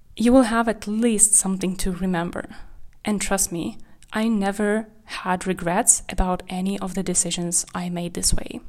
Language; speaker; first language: English; non-native, fluent; Kazakh